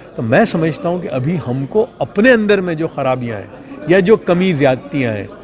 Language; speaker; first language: Hindi; non-native, local second language; Gujarati